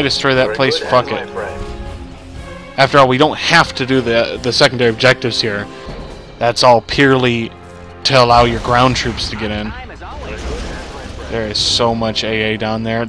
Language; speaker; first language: English; native; English